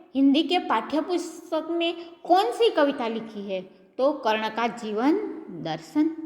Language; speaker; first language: Hindi; non-native, local second language; Gujarati